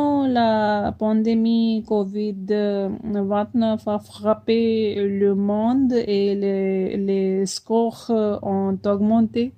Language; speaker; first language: French; non-native, fluent; Punjabi